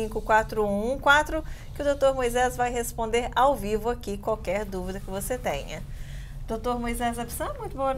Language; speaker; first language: Portuguese; native; Portuguese